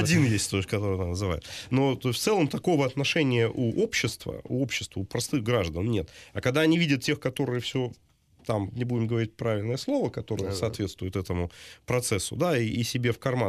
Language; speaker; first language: Russian; native; Russian